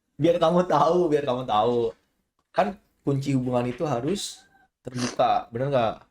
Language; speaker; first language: Indonesian; native; Indonesian